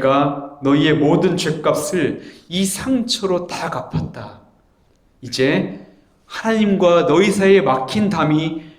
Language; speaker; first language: Korean; native; Korean